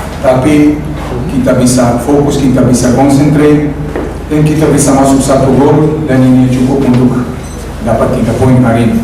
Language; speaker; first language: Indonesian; non-native, fluent; Serbian